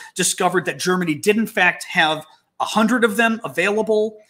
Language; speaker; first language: English; native; English